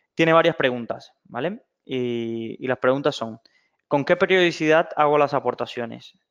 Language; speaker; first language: Spanish; native; Spanish